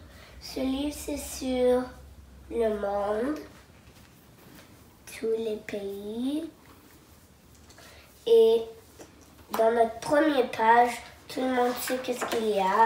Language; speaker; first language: French; non-native, local second language; English